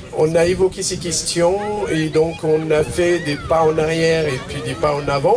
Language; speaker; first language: French; non-native, local second language; Arabic